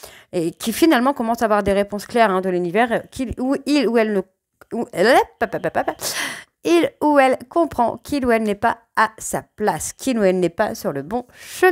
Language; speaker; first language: French; native; French